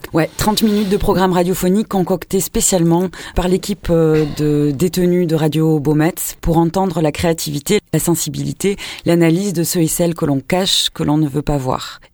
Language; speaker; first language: French; native; French